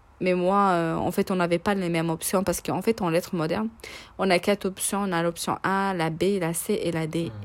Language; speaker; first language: French; non-native, local second language; Arabic